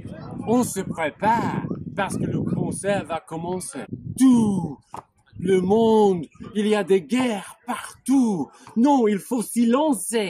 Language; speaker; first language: French; non-native, learner; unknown